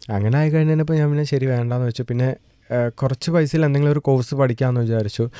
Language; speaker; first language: Malayalam; native; Malayalam